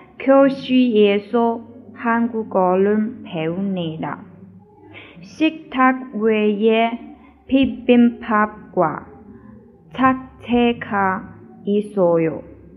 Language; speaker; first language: Korean; non-native, learner; Chinese